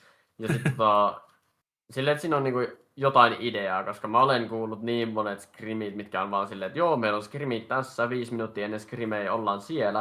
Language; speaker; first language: Finnish; native; Finnish